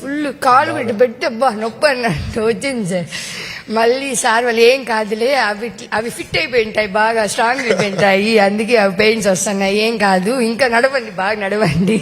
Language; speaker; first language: Telugu; native; Telugu